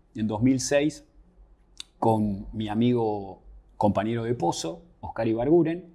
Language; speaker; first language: Spanish; native; Spanish